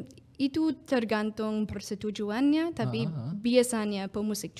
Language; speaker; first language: Indonesian; non-native, fluent; English